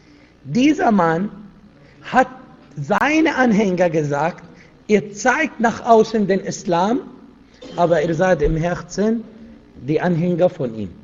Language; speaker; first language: German; non-native, fluent; Arabic